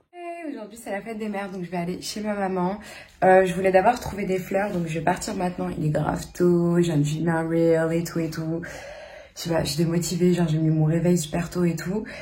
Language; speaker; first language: French; native; French